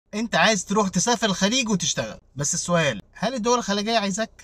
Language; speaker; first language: Arabic; native; Arabic